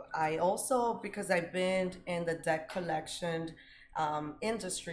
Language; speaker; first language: English; early bilingual, other home language; Spanish